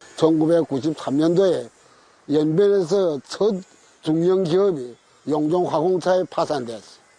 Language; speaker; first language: Korean; native; Korean